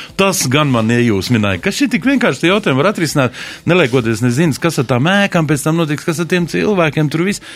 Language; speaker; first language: Latvian; native; Latvian